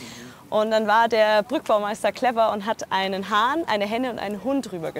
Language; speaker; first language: German; native; German